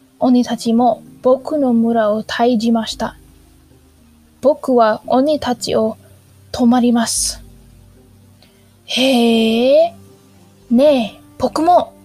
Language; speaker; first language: Japanese; non-native, learner; English